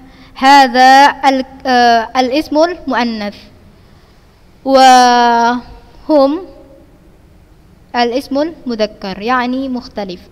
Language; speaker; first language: Arabic; non-native, fluent; Indonesian